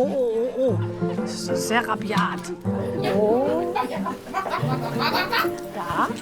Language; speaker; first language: German; native; German